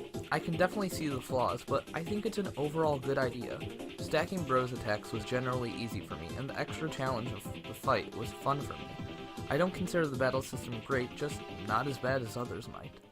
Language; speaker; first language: English; native; English